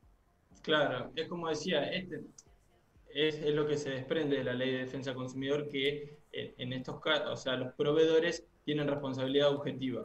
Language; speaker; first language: Spanish; native; Spanish